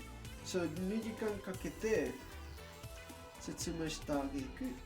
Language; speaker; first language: Japanese; non-native, learner; English